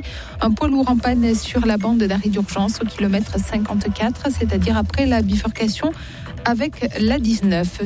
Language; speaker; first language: French; native; French